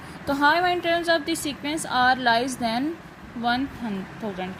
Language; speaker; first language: Hindi; non-native, local second language; Punjabi